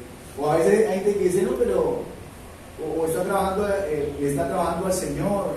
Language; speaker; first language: Spanish; native; Spanish